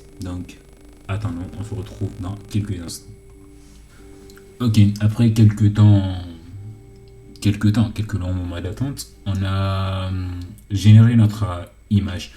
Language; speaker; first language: French; native; French